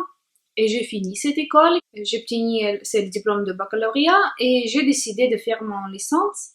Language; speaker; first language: French; non-native, learner; Russian